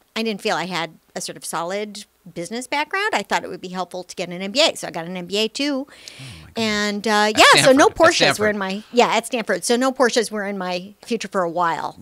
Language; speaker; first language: English; native; English